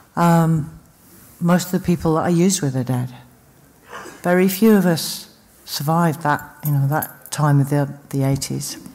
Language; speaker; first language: English; native; English